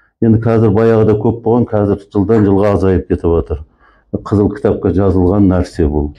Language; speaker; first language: Kazakh; early bilingual, heritage; Kazakh